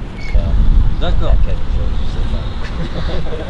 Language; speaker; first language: French; non-native, fluent; English